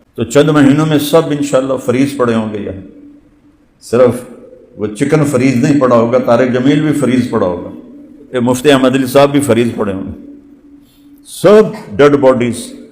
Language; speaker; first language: Urdu; non-native, local second language; Punjabi